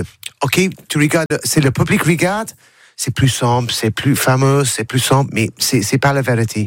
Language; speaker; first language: French; non-native, learner; English